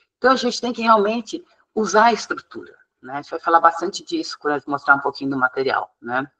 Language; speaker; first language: Portuguese; non-native, fluent; English